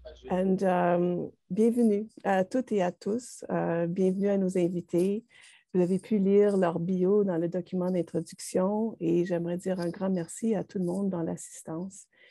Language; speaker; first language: French; native; French